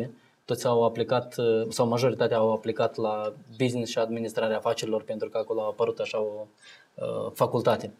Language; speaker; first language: Romanian; native; Romanian